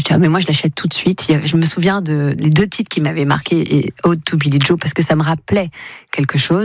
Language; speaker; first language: French; native; French